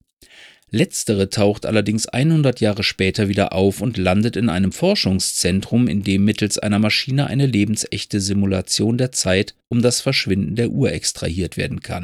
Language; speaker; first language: German; native; German